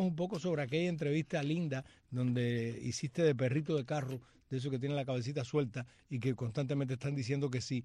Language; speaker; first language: Spanish; native; Spanish